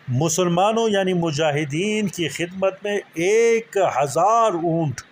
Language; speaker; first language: Urdu; non-native, local second language; Pashto